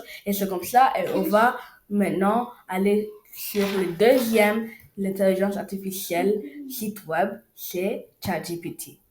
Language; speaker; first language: French; non-native, learner; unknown